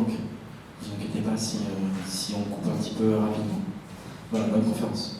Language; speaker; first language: French; native; French